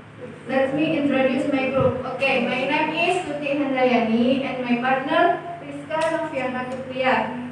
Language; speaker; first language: English; non-native, learner; Indonesian